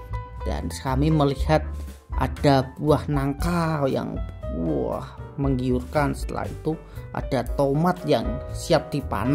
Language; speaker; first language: Indonesian; native; Indonesian